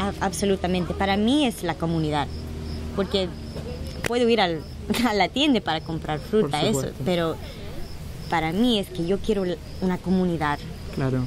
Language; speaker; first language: Spanish; early bilingual, heritage; Spanish